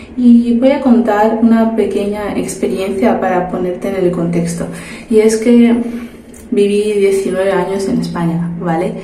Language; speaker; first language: Spanish; early bilingual, other home language; Portuguese